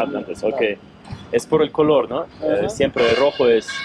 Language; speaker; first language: Spanish; non-native, learner; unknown